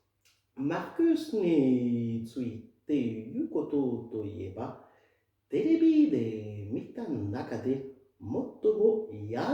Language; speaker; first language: Japanese; non-native, fluent; French